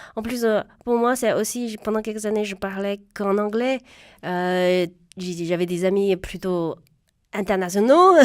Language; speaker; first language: French; non-native, fluent; Chinese